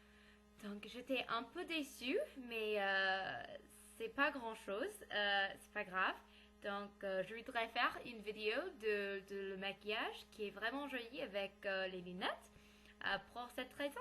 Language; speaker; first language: French; non-native, learner; English